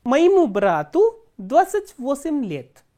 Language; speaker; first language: Russian; non-native, fluent; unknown